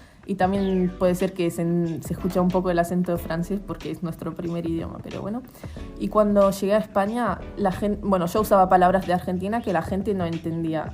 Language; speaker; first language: Spanish; early bilingual, heritage; Spanish